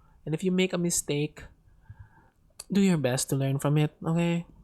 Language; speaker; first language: English; non-native, local second language; Filipino